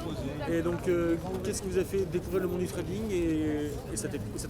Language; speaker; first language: French; native; French